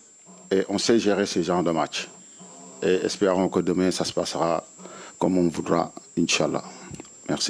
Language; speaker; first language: French; non-native, local second language; Wolof